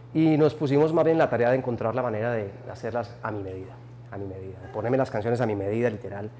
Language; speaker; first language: Spanish; native; Spanish